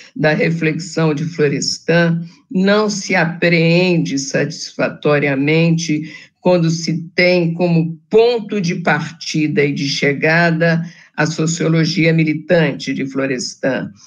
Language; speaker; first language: Portuguese; native; Portuguese